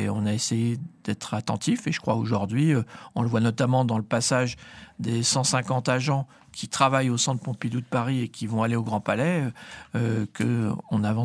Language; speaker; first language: French; native; French